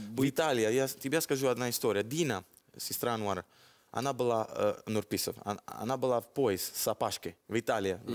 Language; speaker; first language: Russian; non-native, fluent; Italian